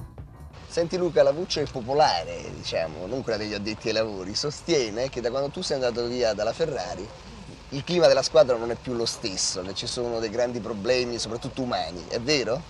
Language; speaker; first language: Italian; native; Italian